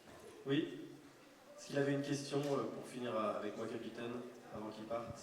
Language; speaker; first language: French; native; French